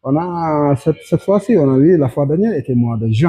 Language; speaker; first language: French; non-native, local second language; Wolof